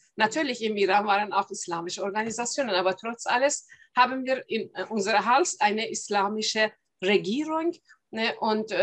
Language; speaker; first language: German; non-native, fluent; Persian